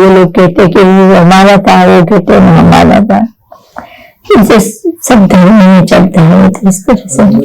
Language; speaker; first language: Hindi; non-native, local second language; Marathi